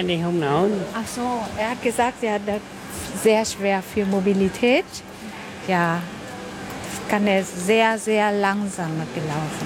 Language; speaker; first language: German; non-native, learner; Vietnamese